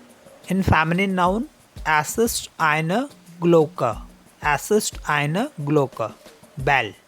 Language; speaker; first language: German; non-native, fluent; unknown